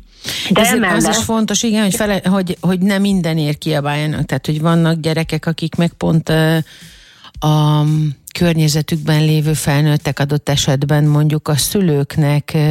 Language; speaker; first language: Hungarian; native; Hungarian